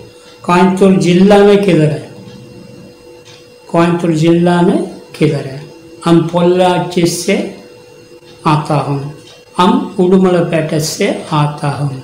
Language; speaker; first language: Hindi; non-native, local second language; Tamil